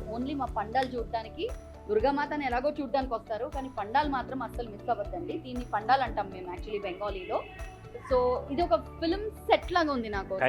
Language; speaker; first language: Telugu; non-native, local second language; Bangla